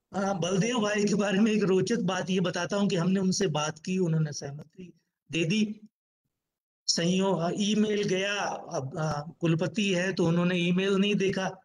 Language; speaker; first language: Hindi; native; Hindi